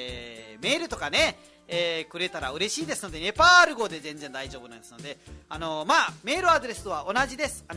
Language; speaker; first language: Japanese; non-native, fluent; Nepali